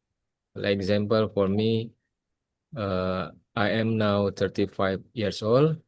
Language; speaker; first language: English; non-native, fluent; Indonesian